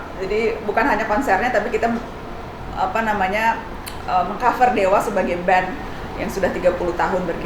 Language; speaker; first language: Indonesian; native; Indonesian